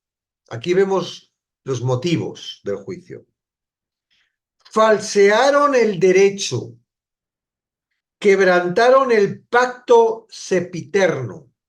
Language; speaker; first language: Spanish; native; Spanish